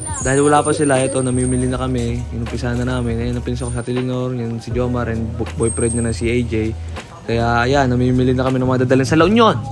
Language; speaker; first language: Filipino; early bilingual, heritage; Filipino